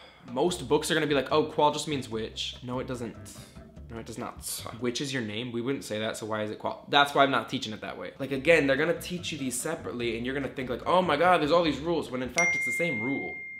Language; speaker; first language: English; native; English